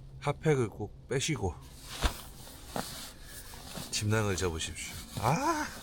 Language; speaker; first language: Korean; native; Korean